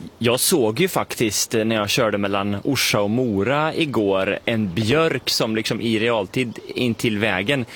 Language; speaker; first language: Swedish; native; Swedish